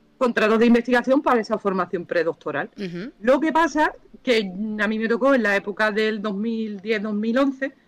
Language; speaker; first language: Spanish; native; Spanish